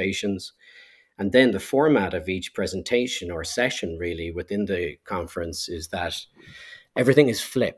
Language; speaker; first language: English; native; English